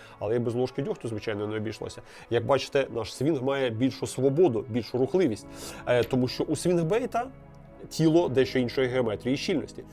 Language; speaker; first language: Ukrainian; native; Ukrainian